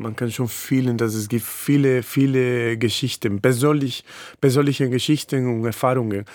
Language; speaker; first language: German; non-native, fluent; Spanish